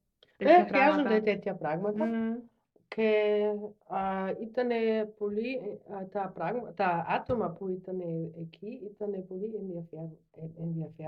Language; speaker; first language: Greek; non-native, learner; German